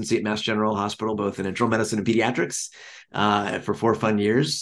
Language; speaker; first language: English; native; English